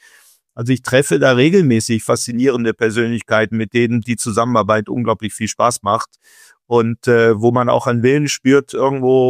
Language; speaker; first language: German; native; German